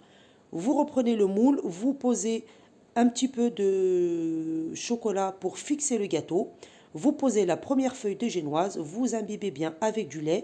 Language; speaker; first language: French; native; French